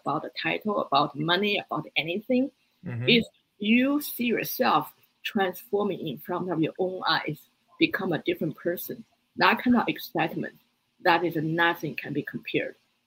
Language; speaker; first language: English; non-native, fluent; Chinese